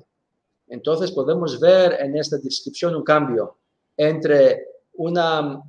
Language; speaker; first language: Spanish; non-native, fluent; Greek